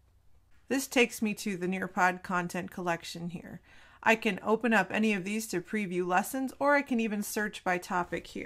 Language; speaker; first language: English; native; English